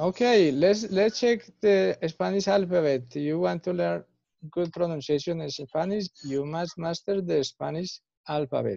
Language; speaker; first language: English; non-native, fluent; Spanish